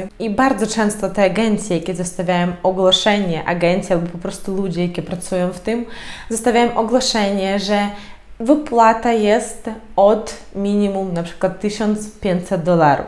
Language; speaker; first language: Polish; non-native, fluent; Ukrainian